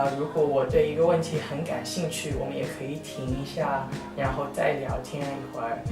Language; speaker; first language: Chinese; early bilingual, heritage; English